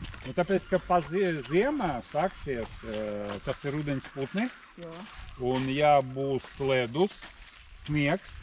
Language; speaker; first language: Latvian; non-native, local second language; Russian